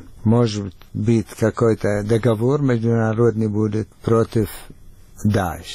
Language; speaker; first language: Russian; non-native, fluent; Arabic